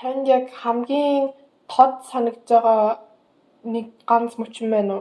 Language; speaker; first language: Mongolian; early bilingual, heritage; Mongolian